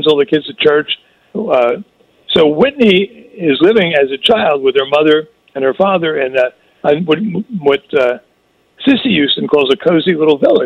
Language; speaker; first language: English; native; English